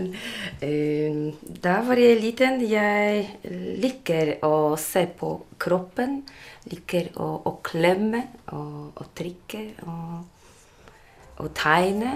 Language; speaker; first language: Norwegian; non-native, learner; Polish